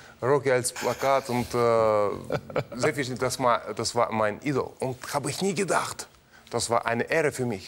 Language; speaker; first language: German; non-native, learner; Russian